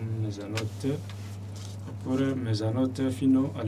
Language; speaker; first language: Italian; non-native, learner; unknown